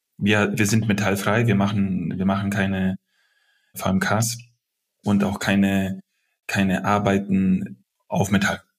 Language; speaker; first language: German; early bilingual, other home language; Serbian